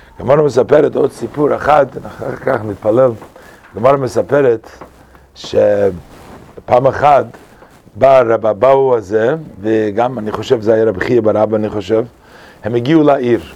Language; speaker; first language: Hebrew; non-native, fluent; English